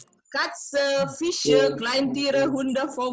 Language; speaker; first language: German; non-native, learner; Indonesian